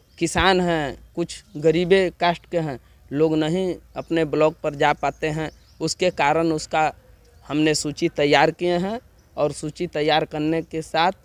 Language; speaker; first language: Hindi; non-native, local second language; Bhojpuri